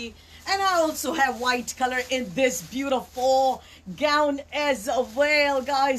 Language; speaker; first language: English; non-native, local second language; Urdu